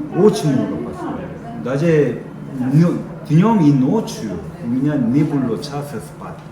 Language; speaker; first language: Ukrainian; non-native, learner; Korean